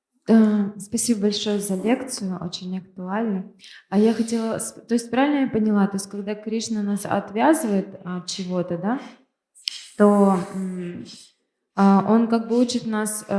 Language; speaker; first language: Russian; native; Russian